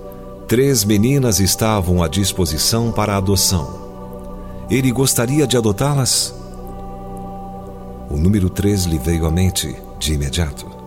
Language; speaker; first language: Portuguese; native; Portuguese